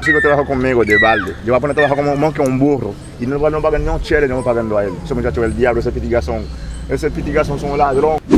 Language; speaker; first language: Spanish; native; Spanish